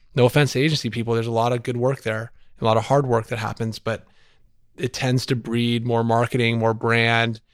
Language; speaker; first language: English; native; English